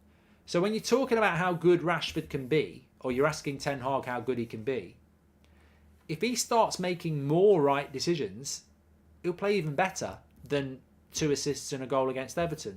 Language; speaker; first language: English; native; English